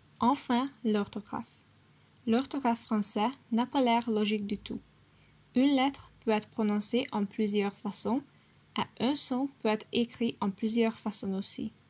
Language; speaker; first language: French; non-native, learner; Hungarian